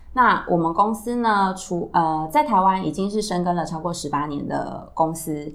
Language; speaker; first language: Chinese; native; Chinese